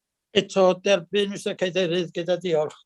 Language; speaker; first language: Welsh; native; Welsh